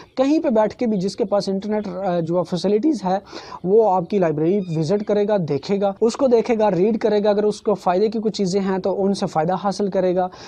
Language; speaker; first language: Urdu; native; Urdu